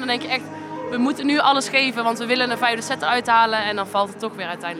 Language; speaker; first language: Dutch; native; Dutch